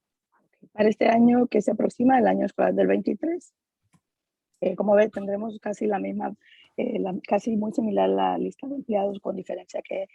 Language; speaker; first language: Spanish; native; Spanish